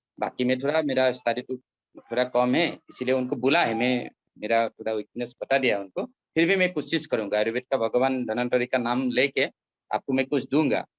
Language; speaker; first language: Hindi; non-native, local second language; Assamese